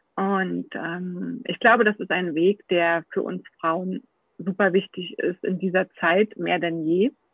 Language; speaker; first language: German; native; German